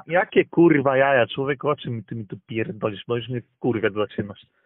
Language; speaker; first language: Polish; native; Polish